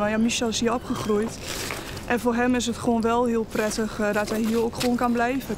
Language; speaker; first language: Dutch; native; Dutch